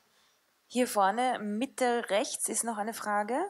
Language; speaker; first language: German; native; German